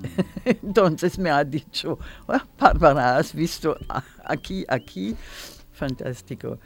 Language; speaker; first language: Spanish; non-native, learner; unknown